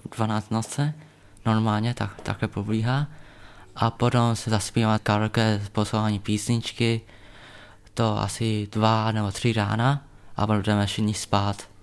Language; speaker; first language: Czech; early bilingual, other home language; Vietnamese